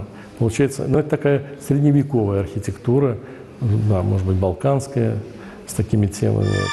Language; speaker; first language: Russian; native; Russian